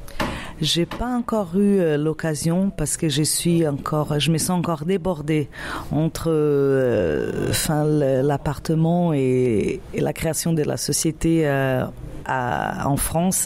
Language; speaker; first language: French; non-native, fluent; Portuguese